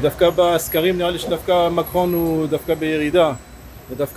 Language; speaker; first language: Hebrew; non-native, fluent; French